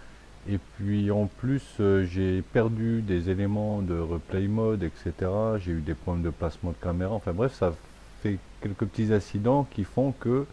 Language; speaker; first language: French; native; French